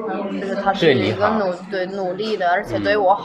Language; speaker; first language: Chinese; non-native, fluent; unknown